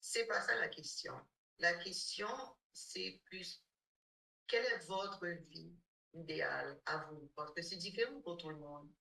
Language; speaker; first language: French; non-native, fluent; English